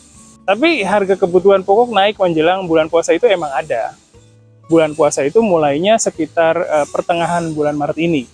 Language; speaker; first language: Indonesian; native; Indonesian